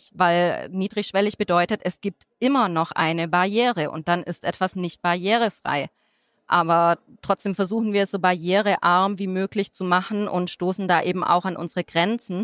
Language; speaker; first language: German; native; German